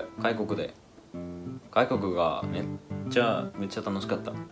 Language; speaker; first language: Japanese; non-native, learner; Finnish